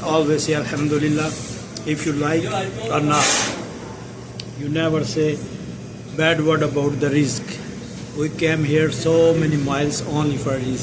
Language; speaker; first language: English; non-native, learner; Urdu